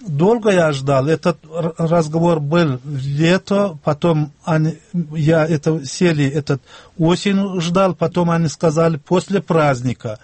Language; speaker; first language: Russian; non-native, local second language; Turkmen